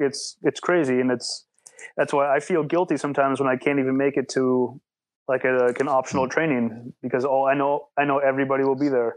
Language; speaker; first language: English; early bilingual, other home language; German